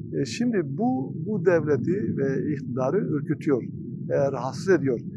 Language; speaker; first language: Turkish; non-native, local second language; Kurdish